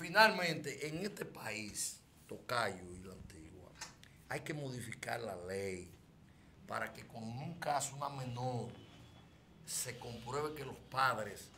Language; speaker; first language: Spanish; native; Spanish